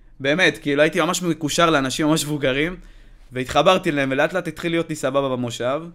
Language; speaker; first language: Hebrew; native; Hebrew